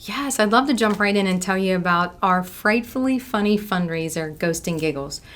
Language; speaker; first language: English; native; English